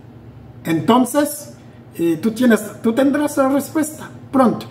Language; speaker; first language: Spanish; non-native, fluent; Haitian Creole